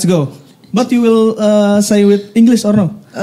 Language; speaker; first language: English; non-native, learner; Indonesian